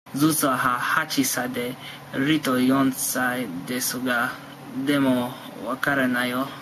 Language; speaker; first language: Japanese; non-native, learner; English